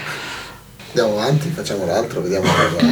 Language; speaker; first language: Italian; native; Italian